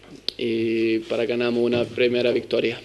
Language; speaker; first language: Spanish; non-native, learner; Serbian